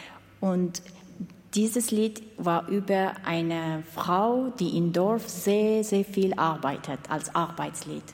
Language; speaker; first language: German; non-native, fluent; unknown